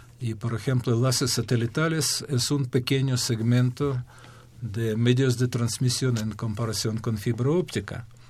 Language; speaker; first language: Spanish; non-native, fluent; Ukrainian